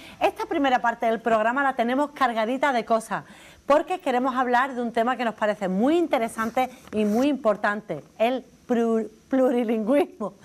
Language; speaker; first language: Spanish; native; Spanish